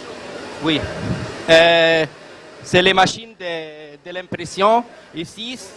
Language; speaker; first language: French; non-native, learner; Arabic